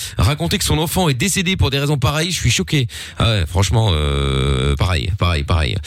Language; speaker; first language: French; early bilingual, other home language; Portuguese